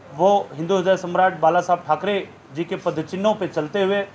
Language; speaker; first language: Hindi; native; Hindi